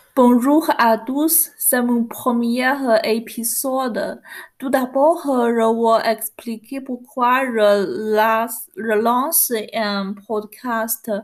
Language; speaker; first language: French; non-native, learner; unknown